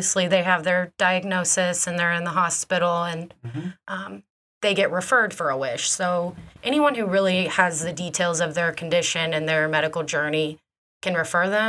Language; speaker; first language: English; native; English